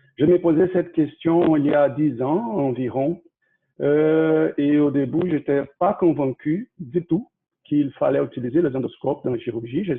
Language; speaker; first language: French; non-native, fluent; Portuguese